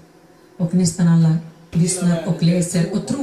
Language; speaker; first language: Swedish; non-native, fluent; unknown